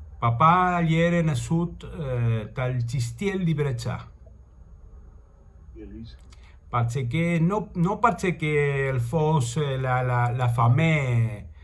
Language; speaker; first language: Italian; early bilingual, heritage; Spanish